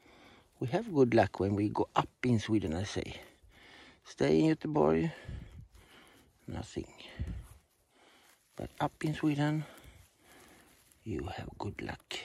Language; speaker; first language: English; non-native, learner; Swedish